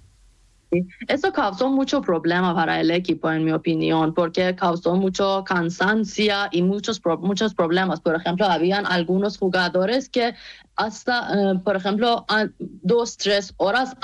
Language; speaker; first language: Spanish; non-native, fluent; Persian